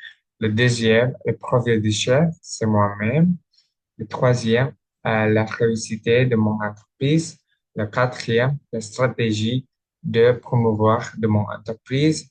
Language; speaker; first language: French; non-native, learner; Indonesian